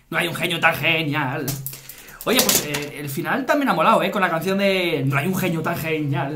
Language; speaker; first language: Spanish; native; Spanish